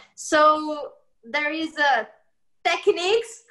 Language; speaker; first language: English; non-native, fluent; Portuguese